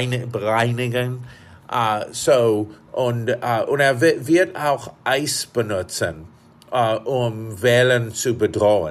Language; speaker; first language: German; non-native, fluent; English